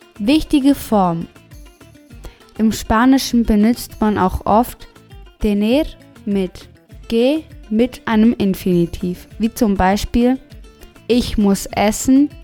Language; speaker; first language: German; non-native, fluent; Spanish